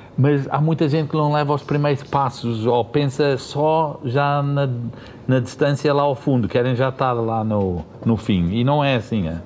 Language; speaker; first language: Portuguese; early bilingual, heritage; Portuguese